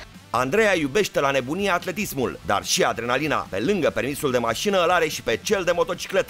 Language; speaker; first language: Romanian; native; Romanian